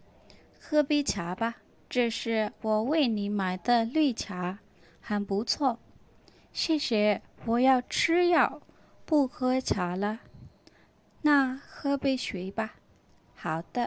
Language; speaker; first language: Chinese; non-native, learner; Burmese